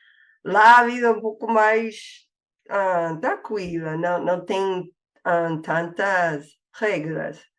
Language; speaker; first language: Portuguese; non-native, fluent; English